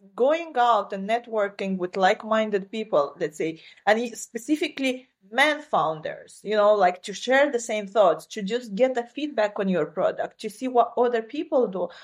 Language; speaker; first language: English; non-native, fluent; Romanian